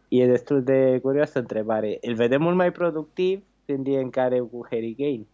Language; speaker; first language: Romanian; early bilingual, heritage; Romanian